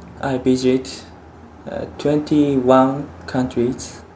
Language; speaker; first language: English; non-native, learner; Japanese